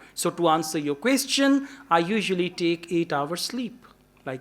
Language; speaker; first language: English; non-native, local second language; Urdu